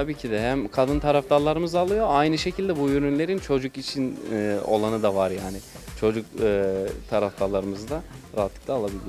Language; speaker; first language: Turkish; native; Turkish